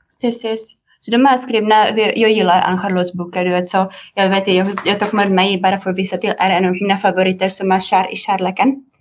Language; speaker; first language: Swedish; non-native, fluent; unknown